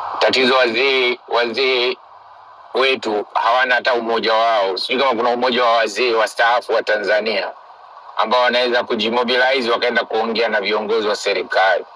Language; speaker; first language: Swahili; non-native, local second language; Sukuma